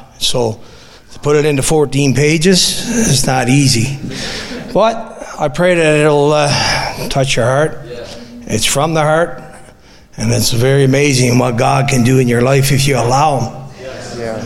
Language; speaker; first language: English; native; English